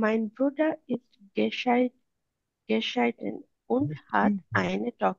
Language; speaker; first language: German; non-native, learner; Bangla